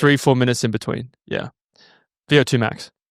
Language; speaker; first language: English; native; English